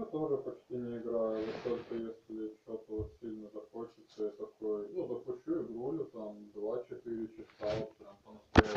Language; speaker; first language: Russian; native; Russian